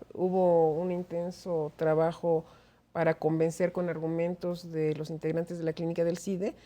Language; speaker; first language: Spanish; native; Spanish